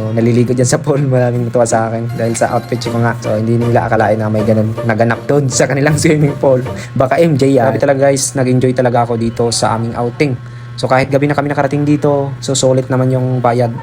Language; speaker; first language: Filipino; non-native, local second language; Masbatenyo